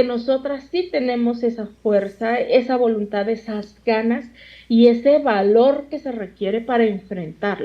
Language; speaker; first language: Spanish; native; Spanish